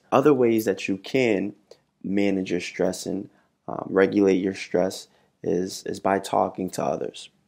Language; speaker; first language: English; native; English